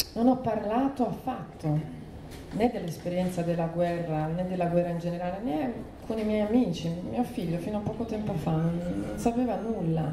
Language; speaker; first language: Italian; non-native, fluent; Croatian